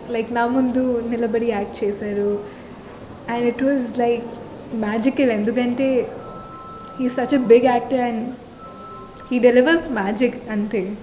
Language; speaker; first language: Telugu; non-native, learner; Tulu